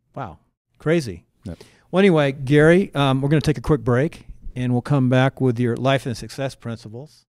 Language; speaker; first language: English; native; English